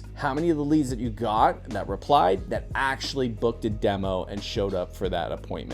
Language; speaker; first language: English; native; English